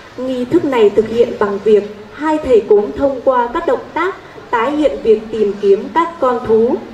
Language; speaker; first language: Vietnamese; native; Vietnamese